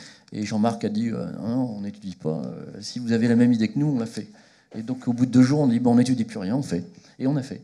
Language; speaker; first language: French; native; French